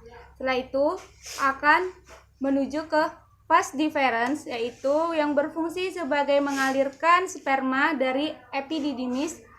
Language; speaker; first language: Indonesian; native; Indonesian